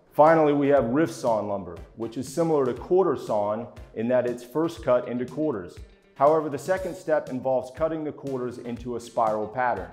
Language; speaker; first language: English; native; English